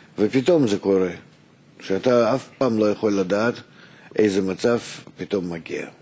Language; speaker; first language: Hebrew; non-native, fluent; Russian